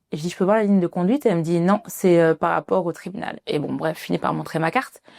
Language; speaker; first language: French; early bilingual, other home language; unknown